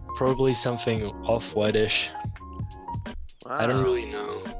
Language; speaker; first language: English; non-native, fluent; German